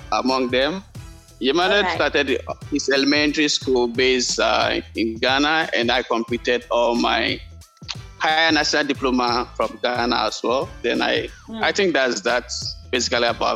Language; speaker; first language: English; non-native, local second language; Akan